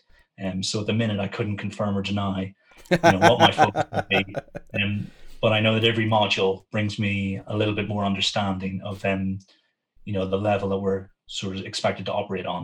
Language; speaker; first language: English; native; English